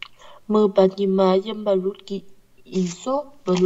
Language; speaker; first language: Russian; non-native, learner; Vietnamese